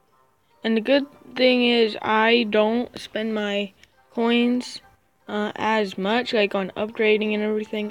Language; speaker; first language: English; native; English